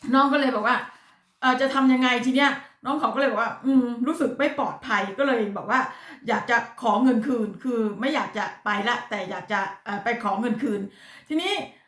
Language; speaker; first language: Thai; native; Thai